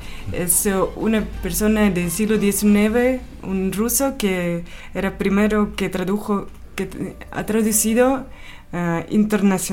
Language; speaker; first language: Spanish; non-native, fluent; Russian